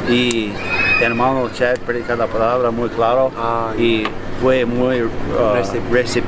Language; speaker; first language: Spanish; non-native, learner; English